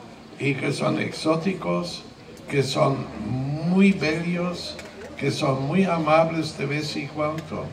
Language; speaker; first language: Spanish; non-native, fluent; German